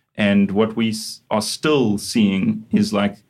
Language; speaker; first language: English; native; English